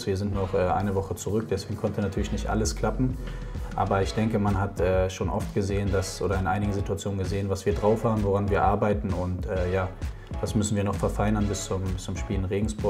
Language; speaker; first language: German; native; German